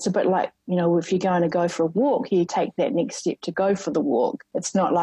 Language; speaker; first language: English; native; English